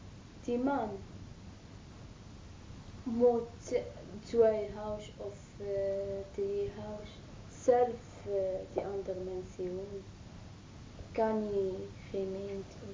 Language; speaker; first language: Dutch; non-native, learner; Arabic